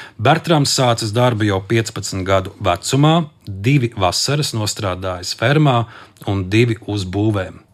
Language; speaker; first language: Latvian; native; Latvian